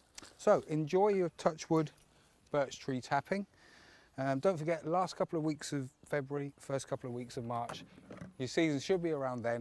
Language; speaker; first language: English; native; English